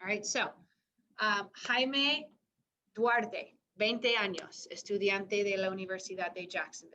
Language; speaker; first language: Spanish; non-native, fluent; English